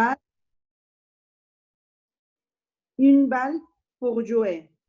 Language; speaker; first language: French; non-native, learner; Spanish